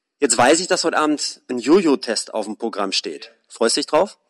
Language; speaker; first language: German; native; German